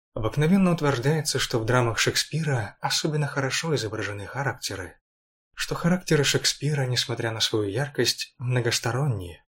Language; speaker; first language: Russian; native; Russian